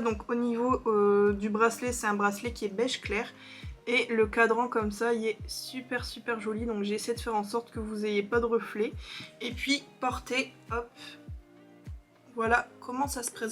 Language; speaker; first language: French; native; French